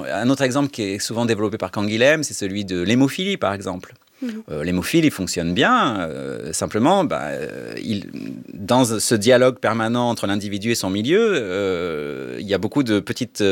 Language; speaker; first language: French; native; French